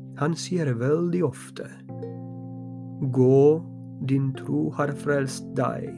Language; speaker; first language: Norwegian; non-native, fluent; Polish